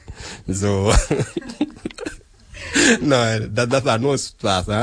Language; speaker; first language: German; non-native, learner; French